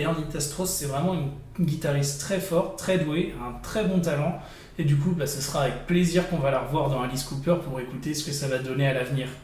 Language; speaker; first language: French; native; French